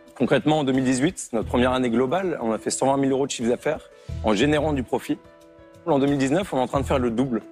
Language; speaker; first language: French; native; French